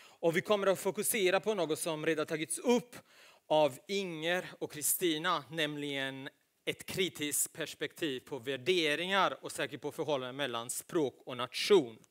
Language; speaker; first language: Swedish; non-native, fluent; Italian